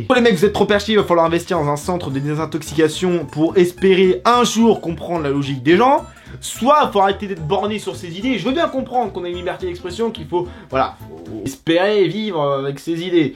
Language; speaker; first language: French; native; French